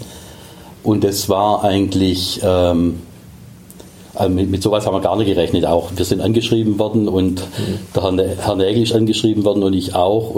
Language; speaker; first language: German; native; German